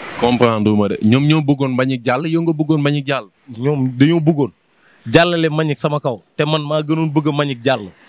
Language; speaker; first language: Wolof; native; Wolof